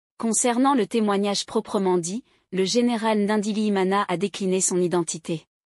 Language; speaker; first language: French; non-native, local second language; Kinyarwanda